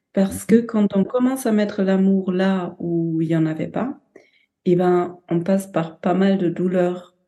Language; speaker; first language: French; non-native, fluent; German